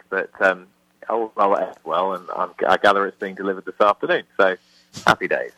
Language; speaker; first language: English; native; English